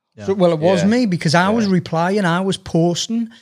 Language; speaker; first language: English; native; English